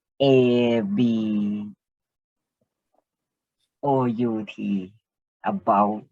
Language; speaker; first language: English; non-native, learner; Thai